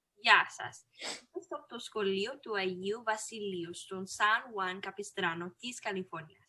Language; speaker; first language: Greek; early bilingual, heritage; Greek